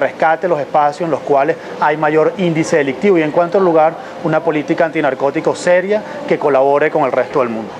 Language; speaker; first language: Spanish; native; Spanish